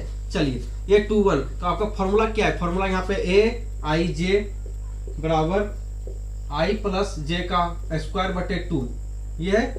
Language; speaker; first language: Hindi; native; Hindi